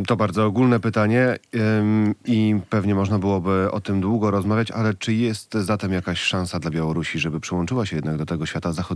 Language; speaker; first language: Polish; native; Polish